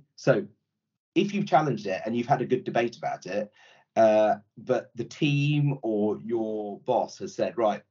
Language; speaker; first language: English; native; English